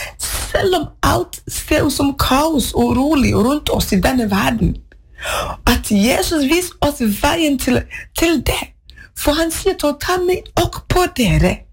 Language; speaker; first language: Norwegian; non-native, fluent; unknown